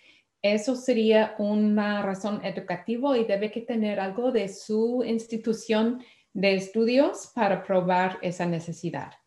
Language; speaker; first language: Spanish; non-native, fluent; English